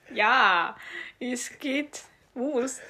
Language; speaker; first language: German; non-native, learner; English